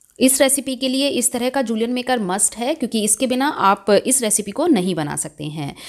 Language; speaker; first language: Hindi; native; Hindi